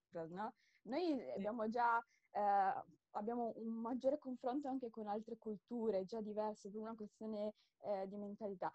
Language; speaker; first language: Italian; early bilingual, other home language; Tamil